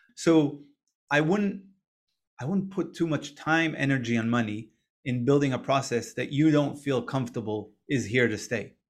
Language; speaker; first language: English; non-native, fluent; Hebrew